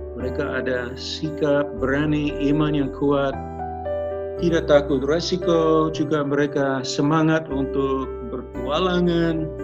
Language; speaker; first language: Indonesian; non-native, local second language; English